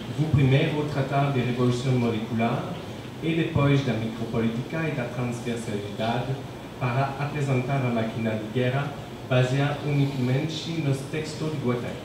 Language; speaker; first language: Portuguese; non-native, learner; French